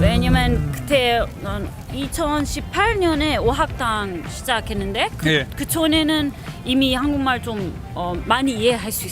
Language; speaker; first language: Korean; non-native, learner; Dutch